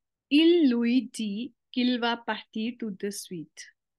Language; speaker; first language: French; non-native, fluent; Hindi